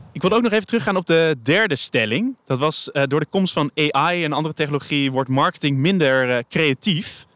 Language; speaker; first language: Dutch; native; Dutch